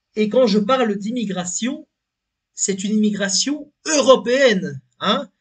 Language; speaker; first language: French; native; French